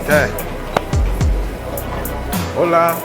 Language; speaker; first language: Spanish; non-native, learner; French